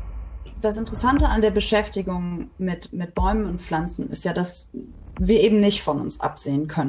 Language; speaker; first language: German; native; German